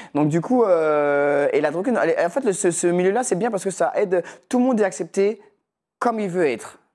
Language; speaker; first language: French; native; French